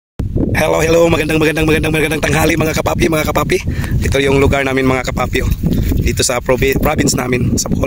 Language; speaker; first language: Filipino; non-native, local second language; Cebuano